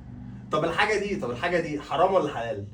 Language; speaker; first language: Arabic; native; Arabic